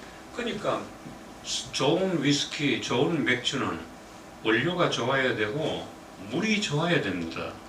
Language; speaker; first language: Korean; native; Korean